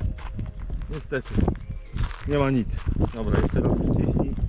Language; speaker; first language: Polish; native; Polish